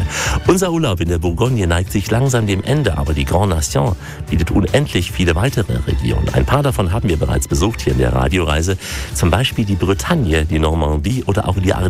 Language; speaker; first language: German; native; German